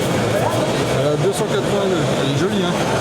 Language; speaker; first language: French; native; French